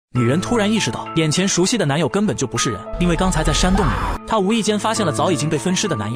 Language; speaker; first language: Chinese; native; Chinese